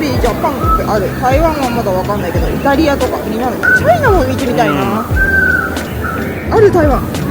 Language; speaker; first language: Japanese; native; Japanese